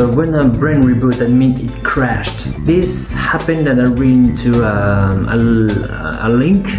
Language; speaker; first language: English; non-native, fluent; Portuguese